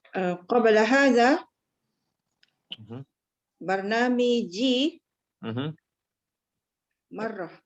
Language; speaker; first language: Arabic; non-native, learner; Malay